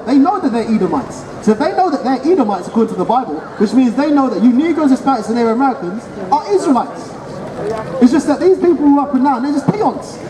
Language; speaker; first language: English; native; English